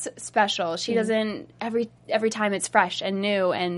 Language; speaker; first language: English; native; English